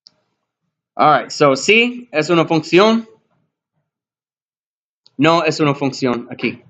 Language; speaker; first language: Spanish; non-native, learner; English